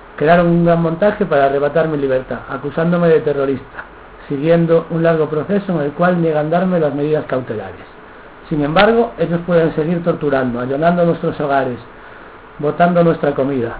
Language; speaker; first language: Spanish; non-native, local second language; Galician